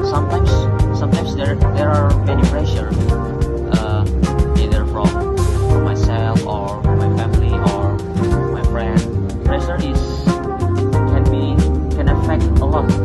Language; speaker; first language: English; non-native, fluent; Indonesian